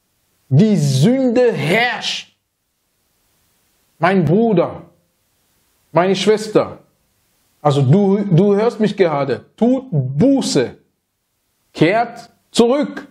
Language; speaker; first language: German; non-native, fluent; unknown